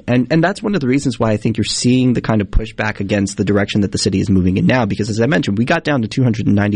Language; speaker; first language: English; native; English